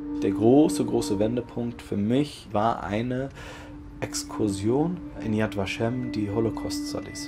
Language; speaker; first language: German; early bilingual, other home language; Arabic